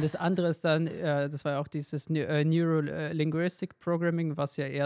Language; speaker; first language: German; native; German